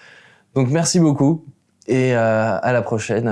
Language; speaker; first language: French; native; French